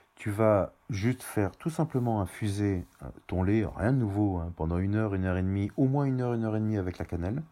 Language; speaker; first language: French; native; French